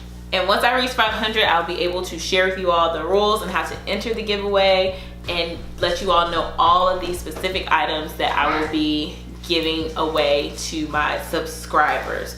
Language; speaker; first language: English; native; English